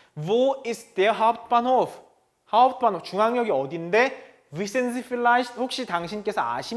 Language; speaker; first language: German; non-native, fluent; Korean